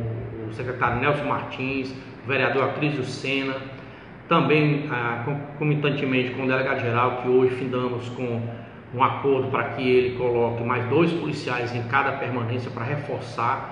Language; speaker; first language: Portuguese; native; Portuguese